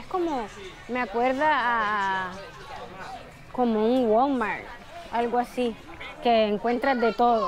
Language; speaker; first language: Spanish; early bilingual, heritage; Spanish